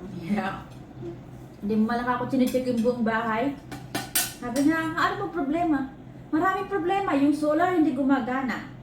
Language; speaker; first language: Filipino; non-native, local second language; Waray